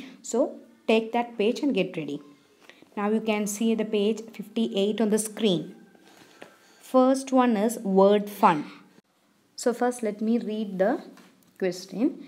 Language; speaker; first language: English; non-native, local second language; Malayalam